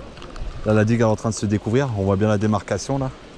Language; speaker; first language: French; native; French